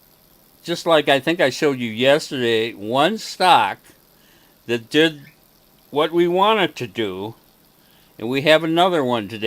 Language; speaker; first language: English; native; English